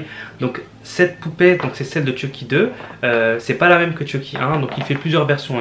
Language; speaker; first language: French; native; French